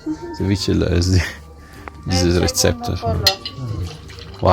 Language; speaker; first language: German; non-native, learner; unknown